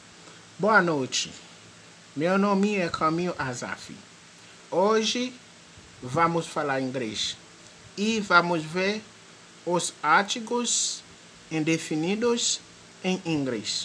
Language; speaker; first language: Portuguese; non-native, fluent; French